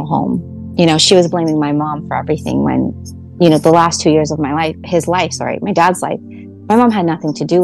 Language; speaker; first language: English; native; English